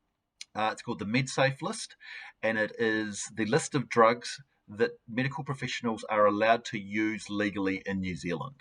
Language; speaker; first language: English; native; English